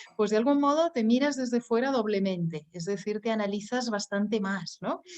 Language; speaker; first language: Spanish; native; Spanish